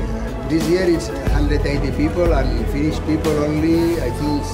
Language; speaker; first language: English; non-native, learner; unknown